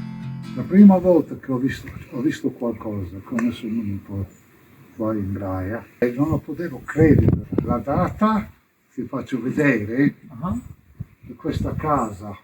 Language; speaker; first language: Italian; early bilingual, heritage; English